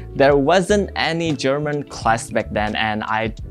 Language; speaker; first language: English; non-native, fluent; Indonesian